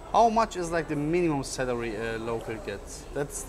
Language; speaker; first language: English; non-native, learner; German